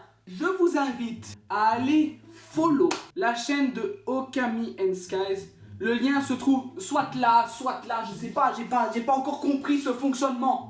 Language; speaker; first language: French; native; French